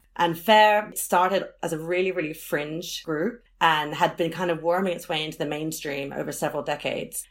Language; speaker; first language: English; native; English